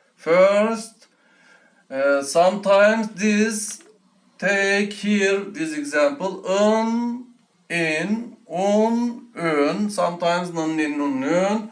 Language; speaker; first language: English; non-native, learner; Turkish